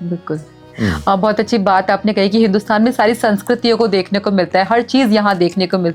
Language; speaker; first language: Hindi; native; Hindi